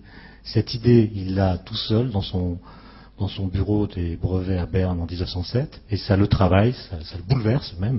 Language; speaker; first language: French; native; French